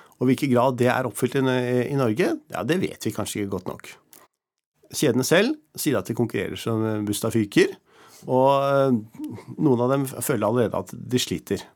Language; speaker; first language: Norwegian; native; Norwegian